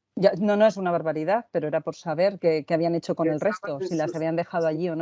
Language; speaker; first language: Spanish; native; Spanish